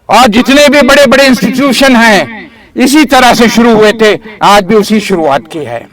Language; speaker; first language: Urdu; native; Urdu